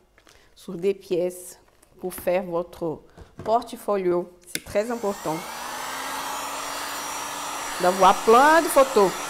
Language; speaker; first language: French; non-native, fluent; Portuguese